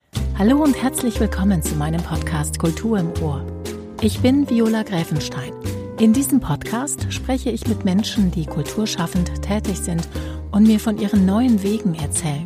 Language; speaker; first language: German; native; German